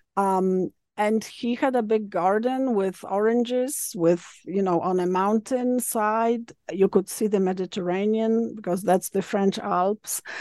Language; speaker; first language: English; non-native, fluent; Polish